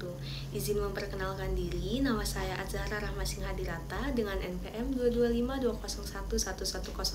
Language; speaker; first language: Indonesian; native; Indonesian